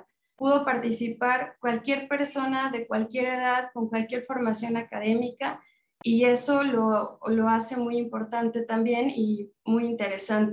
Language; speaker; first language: Spanish; native; Spanish